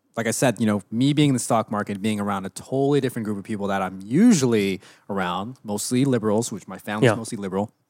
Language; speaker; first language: English; early bilingual, other home language; Filipino